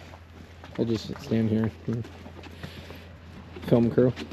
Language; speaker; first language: English; native; English